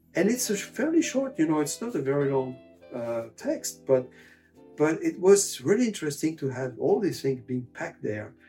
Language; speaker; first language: English; non-native, fluent; French